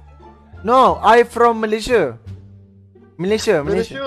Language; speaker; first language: English; non-native, learner; Malay